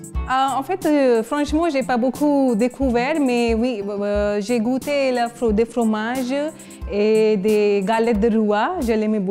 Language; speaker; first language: French; non-native, learner; Hindi